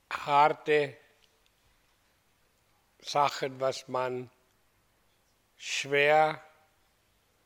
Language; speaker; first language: German; non-native, learner; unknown